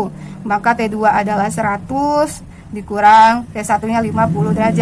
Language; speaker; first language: Indonesian; native; Indonesian